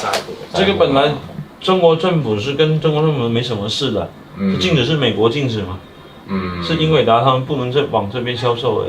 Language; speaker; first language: Chinese; native; Chinese